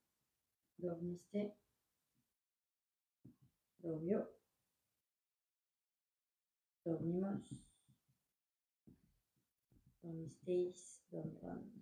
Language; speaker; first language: Spanish; non-native, learner; French